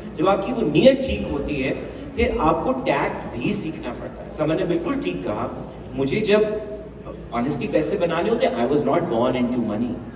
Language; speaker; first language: Urdu; non-native, local second language; Punjabi